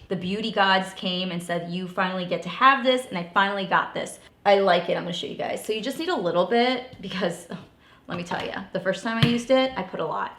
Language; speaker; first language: English; native; English